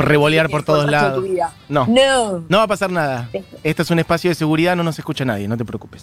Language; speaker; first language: Spanish; native; Spanish